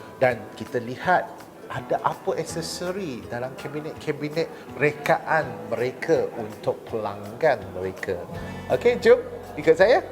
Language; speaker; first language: Malay; non-native, local second language; Chinese